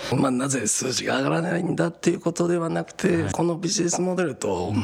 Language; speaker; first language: Japanese; native; Japanese